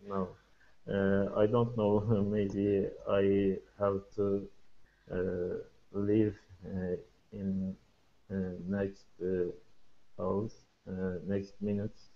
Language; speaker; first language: English; non-native, learner; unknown